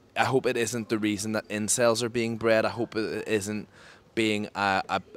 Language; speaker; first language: English; native; English